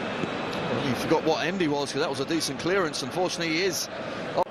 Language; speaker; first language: English; native; English